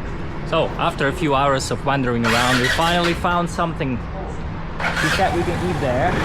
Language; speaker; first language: English; non-native, fluent; Russian